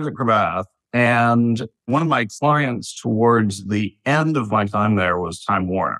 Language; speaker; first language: English; native; English